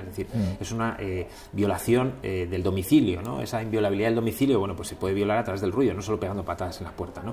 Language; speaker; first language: Spanish; native; Spanish